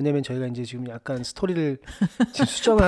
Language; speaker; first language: Korean; native; Korean